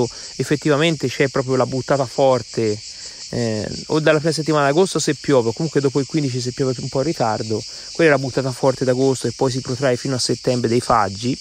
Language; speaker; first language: Italian; native; Italian